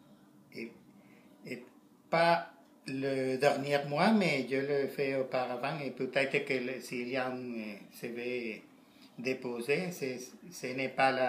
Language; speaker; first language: French; non-native, learner; Spanish